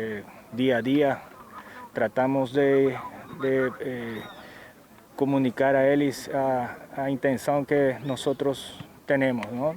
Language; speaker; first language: Portuguese; non-native, fluent; Spanish